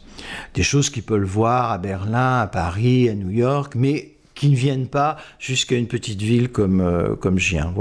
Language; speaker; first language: French; native; French